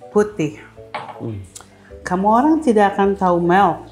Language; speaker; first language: Indonesian; native; Indonesian